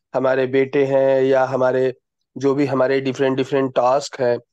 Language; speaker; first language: Hindi; native; Hindi